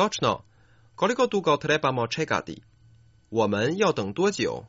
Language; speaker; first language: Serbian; non-native, fluent; Chinese